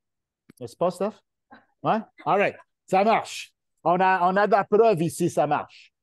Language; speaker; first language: French; non-native, local second language; Italian